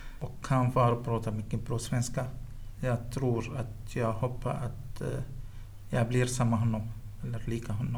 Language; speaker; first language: Swedish; non-native, learner; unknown